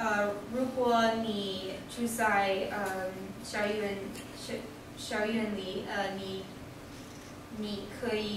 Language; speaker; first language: Chinese; non-native, learner; English